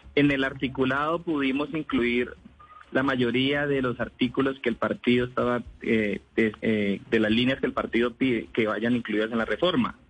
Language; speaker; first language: Spanish; native; Spanish